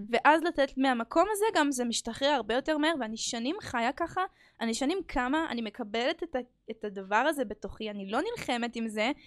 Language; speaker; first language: Hebrew; early bilingual, other home language; Russian